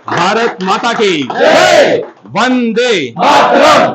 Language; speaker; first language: Kannada; non-native, local second language; Hindi